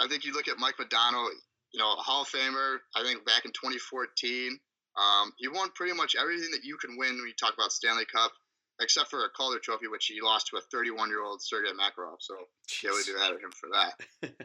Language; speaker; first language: English; native; English